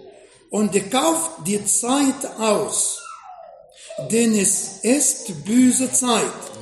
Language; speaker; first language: German; non-native, fluent; Arabic